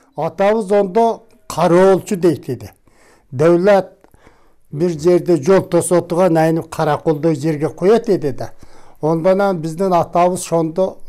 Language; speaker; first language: Kyrgyz; native; Kyrgyz